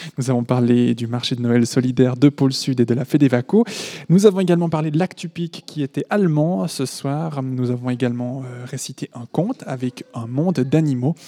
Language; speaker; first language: French; native; French